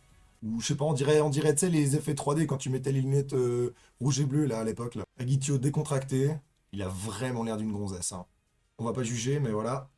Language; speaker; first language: French; native; French